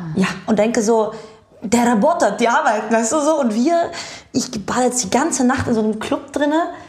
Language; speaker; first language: German; early bilingual, other home language; Bulgarian